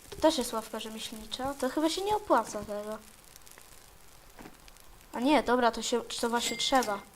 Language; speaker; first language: Polish; native; Polish